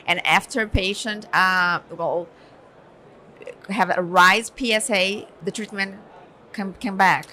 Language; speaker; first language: English; non-native, fluent; Portuguese